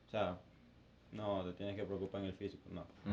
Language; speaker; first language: Spanish; native; Spanish